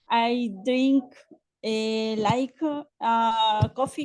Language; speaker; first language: English; non-native, learner; Spanish